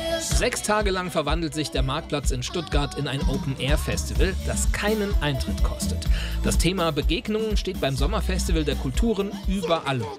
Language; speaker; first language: German; native; German